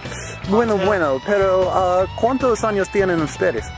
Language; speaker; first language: Spanish; non-native, learner; English